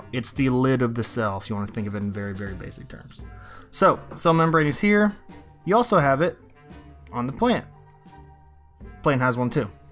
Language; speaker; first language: English; native; English